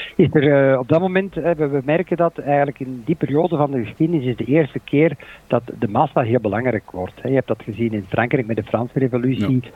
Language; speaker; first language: Dutch; native; Dutch